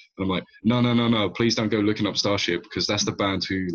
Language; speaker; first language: English; native; English